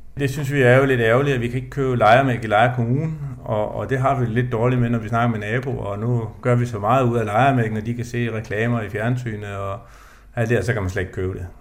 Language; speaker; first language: Danish; native; Danish